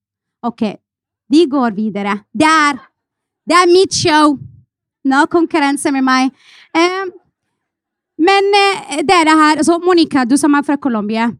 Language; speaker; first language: Norwegian; non-native, fluent; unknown